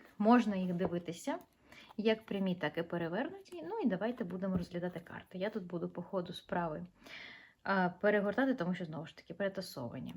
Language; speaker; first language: Ukrainian; non-native, local second language; Russian